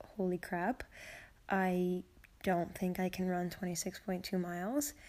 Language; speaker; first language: English; native; English